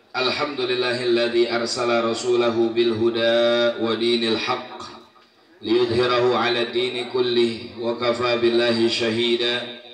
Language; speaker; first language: Indonesian; native; Indonesian